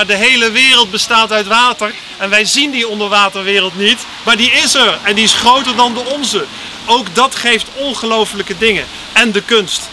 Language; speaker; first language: Dutch; native; Dutch